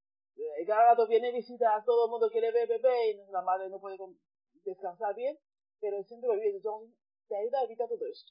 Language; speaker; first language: Spanish; non-native, fluent; Chinese